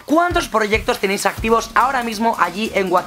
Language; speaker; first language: Spanish; native; Spanish